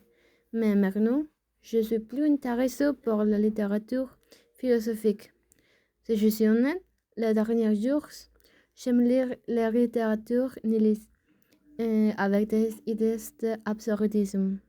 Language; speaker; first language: French; non-native, learner; Spanish